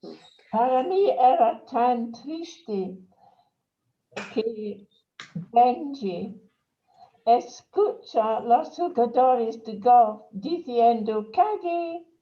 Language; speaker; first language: Spanish; non-native, fluent; English